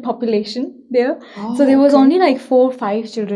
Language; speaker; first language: English; non-native, local second language; Hindi